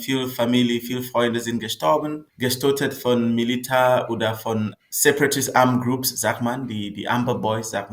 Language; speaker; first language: German; non-native, fluent; Northern Sotho